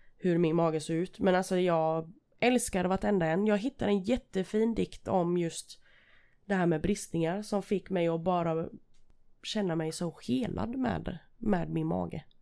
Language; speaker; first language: Swedish; native; Swedish